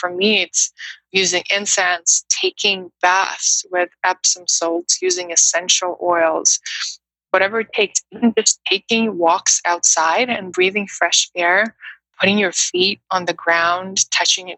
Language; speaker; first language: English; non-native, fluent; Russian